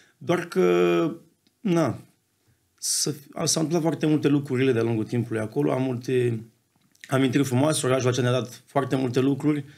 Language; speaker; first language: Romanian; native; Romanian